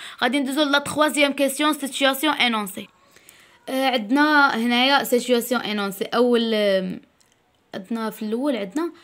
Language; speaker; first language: French; non-native, local second language; Arabic